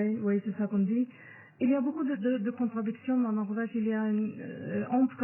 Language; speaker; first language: French; non-native, fluent; Norwegian